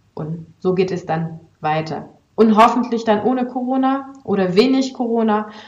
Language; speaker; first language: German; non-native, fluent; French